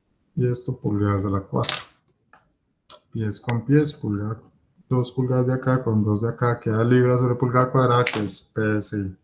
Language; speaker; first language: Spanish; native; Spanish